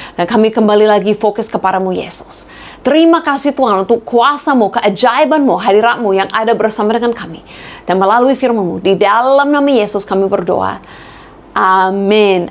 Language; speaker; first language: Indonesian; non-native, fluent; English